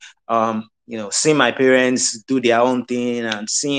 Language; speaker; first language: English; non-native, local second language; Yoruba